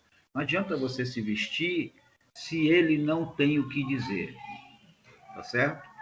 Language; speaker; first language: Portuguese; native; Portuguese